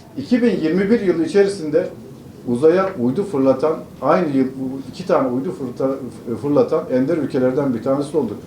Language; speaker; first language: Turkish; native; Turkish